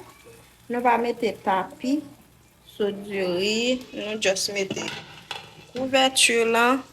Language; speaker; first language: French; non-native, local second language; Haitian Creole